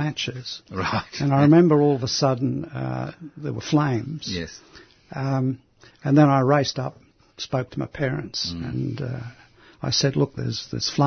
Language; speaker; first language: English; non-native, local second language; Greek